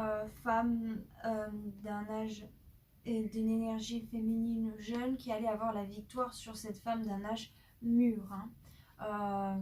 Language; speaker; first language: French; native; French